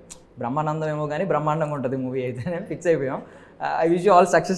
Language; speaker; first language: Telugu; native; Telugu